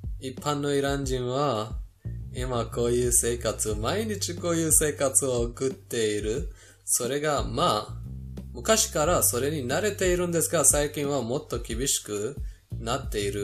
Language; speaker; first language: Japanese; non-native, fluent; Persian